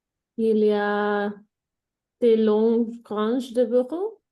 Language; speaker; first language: French; non-native, learner; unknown